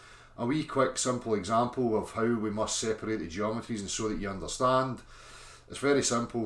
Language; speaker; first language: English; native; English